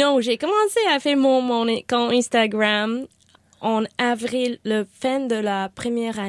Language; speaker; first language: French; non-native, learner; Spanish